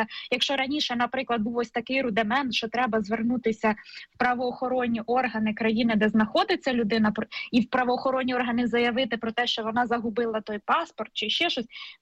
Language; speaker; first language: Ukrainian; native; Ukrainian